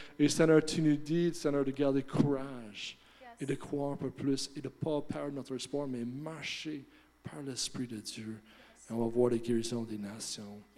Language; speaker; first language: French; non-native, fluent; English